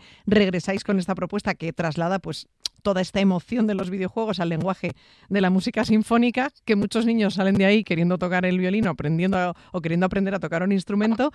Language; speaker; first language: Spanish; native; Spanish